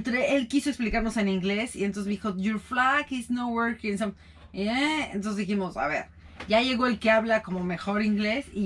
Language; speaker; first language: Spanish; native; Spanish